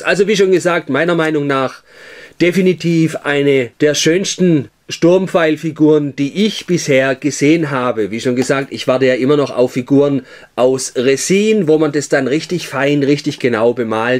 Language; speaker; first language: German; native; German